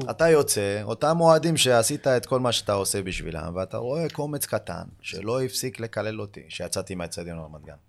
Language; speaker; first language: Hebrew; early bilingual, other home language; Amharic